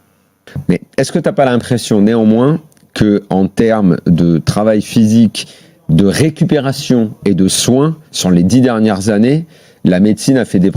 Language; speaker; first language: French; native; French